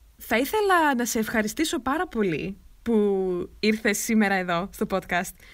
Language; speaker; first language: Greek; native; Greek